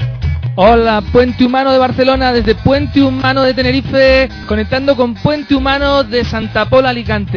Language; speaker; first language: Spanish; native; Spanish